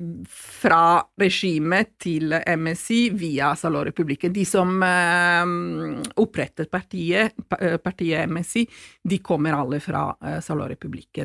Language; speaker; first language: Norwegian; non-native, fluent; Italian